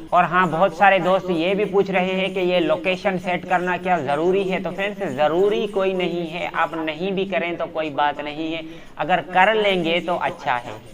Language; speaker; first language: Urdu; non-native, local second language; Punjabi